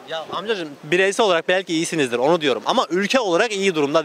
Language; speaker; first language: Turkish; native; Turkish